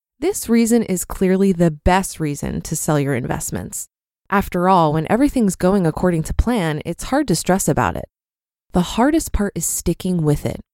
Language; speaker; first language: English; native; English